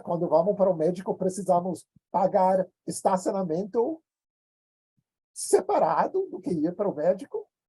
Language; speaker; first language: Portuguese; non-native, fluent; English